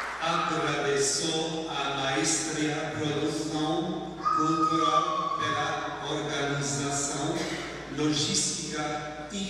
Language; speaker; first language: Portuguese; non-native, learner; English